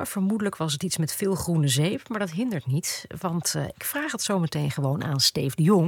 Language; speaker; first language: Dutch; native; Dutch